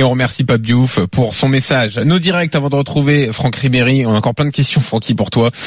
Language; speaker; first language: French; native; French